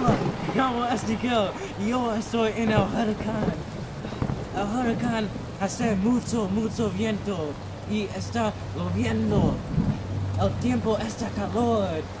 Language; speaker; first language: Spanish; non-native, learner; English